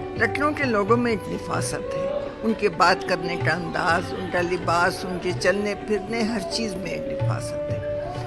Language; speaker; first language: Urdu; native; Urdu